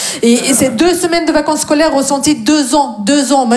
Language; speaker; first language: French; non-native, fluent; Russian